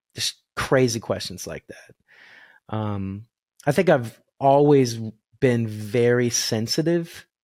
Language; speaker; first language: English; native; English